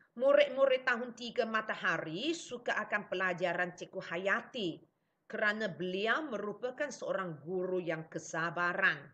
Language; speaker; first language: Malay; non-native, local second language; Chinese